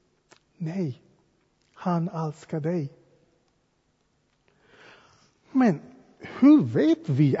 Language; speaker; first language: Swedish; non-native, fluent; English